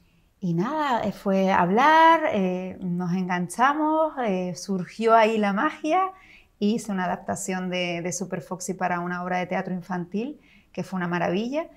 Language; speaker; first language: Spanish; native; Spanish